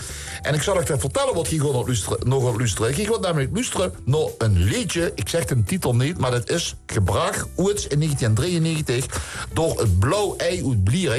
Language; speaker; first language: Dutch; native; Dutch